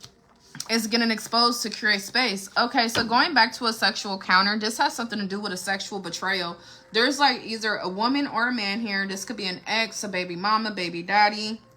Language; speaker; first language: English; native; English